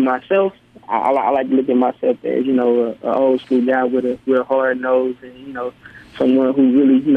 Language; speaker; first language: English; native; English